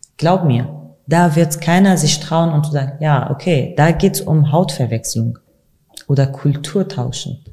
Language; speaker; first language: German; non-native, fluent; Kurdish